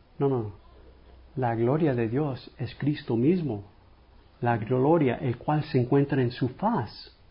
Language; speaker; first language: Spanish; non-native, fluent; English